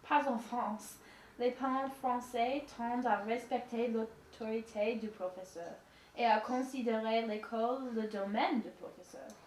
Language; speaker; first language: French; non-native, learner; English